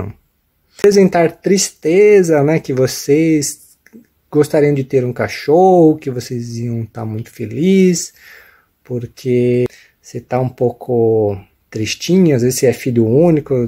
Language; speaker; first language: Portuguese; native; Portuguese